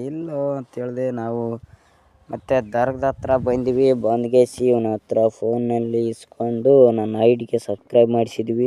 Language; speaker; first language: Kannada; native; Kannada